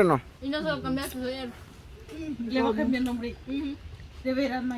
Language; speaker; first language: Spanish; native; Spanish